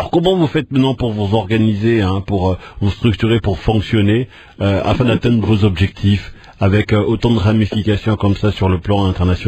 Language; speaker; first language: French; non-native, local second language; Lingala